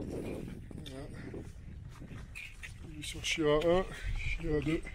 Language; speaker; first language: French; native; French